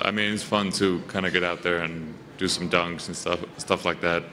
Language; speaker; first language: English; non-native, fluent; Finnish